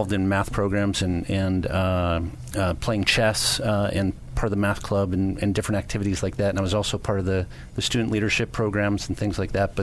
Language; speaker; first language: English; native; English